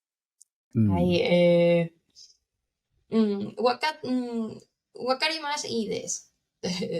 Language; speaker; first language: Japanese; non-native, learner; Spanish